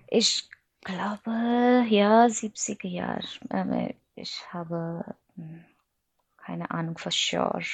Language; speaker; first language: German; non-native, fluent; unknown